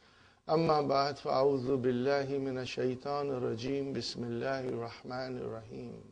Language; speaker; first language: Arabic; non-native, fluent; Urdu